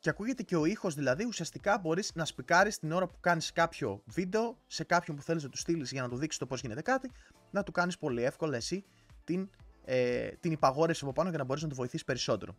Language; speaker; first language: Greek; native; Greek